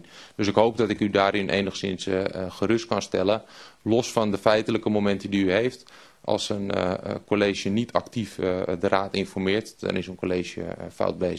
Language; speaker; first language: Dutch; native; Dutch